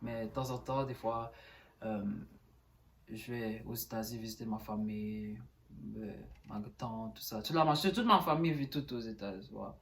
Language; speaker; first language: French; early bilingual, other home language; Haitian Creole